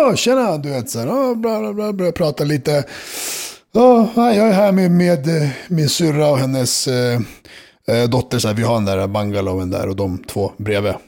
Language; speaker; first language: Swedish; early bilingual, other home language; Serbian